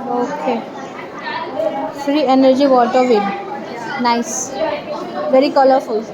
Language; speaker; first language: English; non-native, local second language; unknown